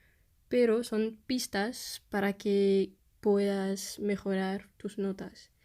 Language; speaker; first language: Spanish; non-native, fluent; French